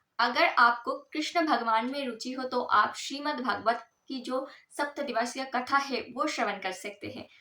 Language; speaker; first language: Hindi; non-native, local second language; Bangla